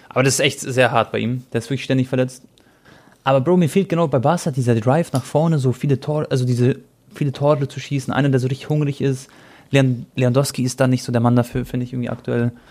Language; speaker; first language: German; early bilingual, other home language; Croatian